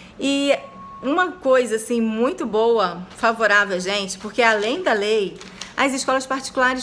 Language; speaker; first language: Portuguese; native; Portuguese